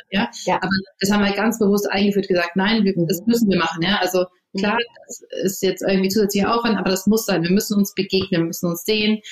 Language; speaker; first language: German; early bilingual, other home language; English